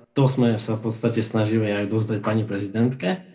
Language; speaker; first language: Slovak; native; Slovak